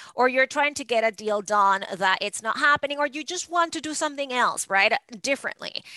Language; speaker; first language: English; non-native, fluent; Spanish